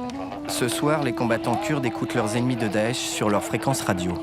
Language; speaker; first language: French; native; French